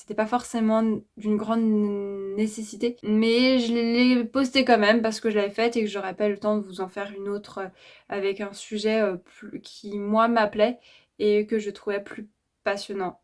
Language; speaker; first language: French; native; French